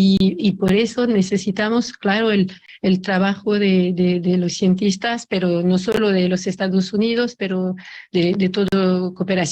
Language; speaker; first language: Spanish; non-native, fluent; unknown